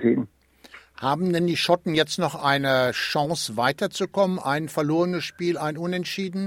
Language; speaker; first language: German; native; German